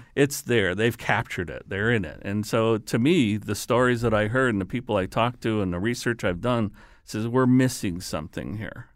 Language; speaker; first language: English; early bilingual, other home language; Lithuanian